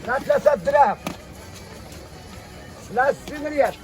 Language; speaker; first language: Arabic; native; Arabic